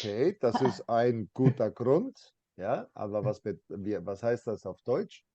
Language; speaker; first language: German; non-native, fluent; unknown